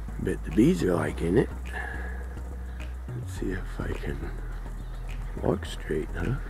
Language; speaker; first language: English; native; English